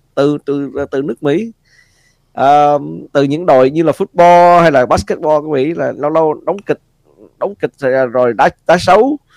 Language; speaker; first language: Vietnamese; early bilingual, heritage; Vietnamese